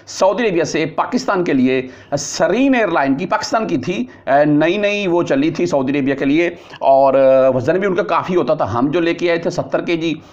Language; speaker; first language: Urdu; non-native, local second language; Punjabi